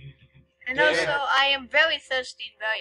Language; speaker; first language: English; native; English